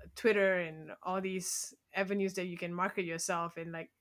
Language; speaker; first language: English; native; English